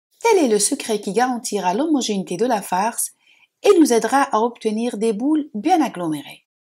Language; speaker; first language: French; non-native, local second language; Arabic